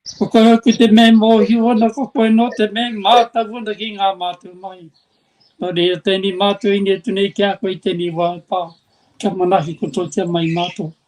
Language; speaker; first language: Māori; native; Māori